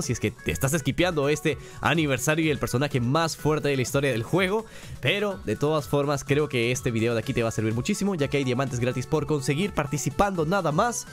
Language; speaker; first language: Spanish; native; Spanish